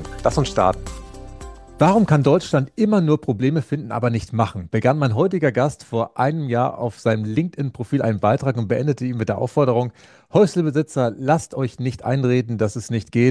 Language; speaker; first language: German; native; German